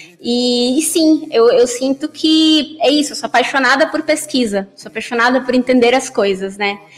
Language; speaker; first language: Portuguese; early bilingual, other home language; Spanish